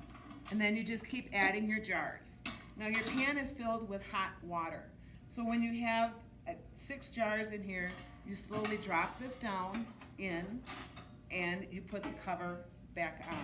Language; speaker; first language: English; native; English